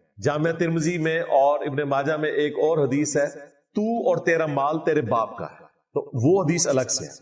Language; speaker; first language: Urdu; non-native, local second language; Punjabi